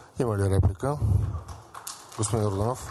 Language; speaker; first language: Bulgarian; native; Bulgarian